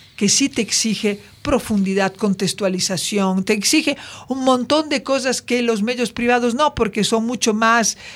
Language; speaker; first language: Spanish; non-native, fluent; Italian